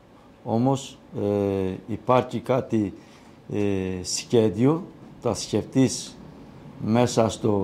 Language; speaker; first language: Greek; non-native, learner; Kurdish